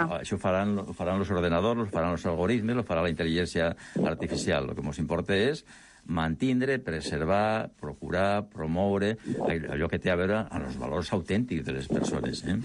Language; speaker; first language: Catalan; non-native, local second language; Spanish